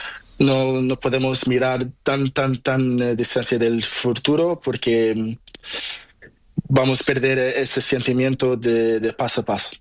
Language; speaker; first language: Spanish; non-native, local second language; Portuguese